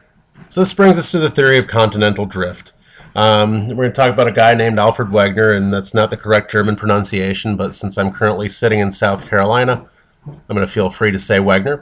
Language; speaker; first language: English; native; English